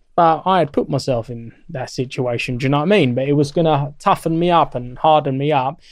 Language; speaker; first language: English; native; English